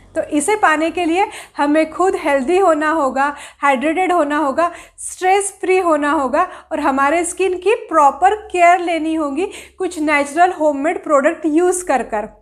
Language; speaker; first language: Hindi; non-native, local second language; Marathi